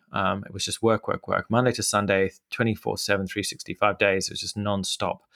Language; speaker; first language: English; native; English